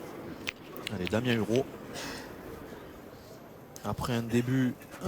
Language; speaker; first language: French; native; French